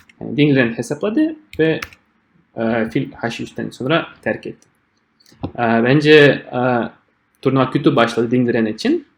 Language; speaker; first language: Turkish; non-native, fluent; Russian